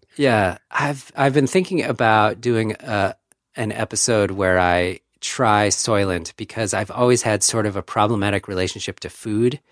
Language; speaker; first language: English; native; English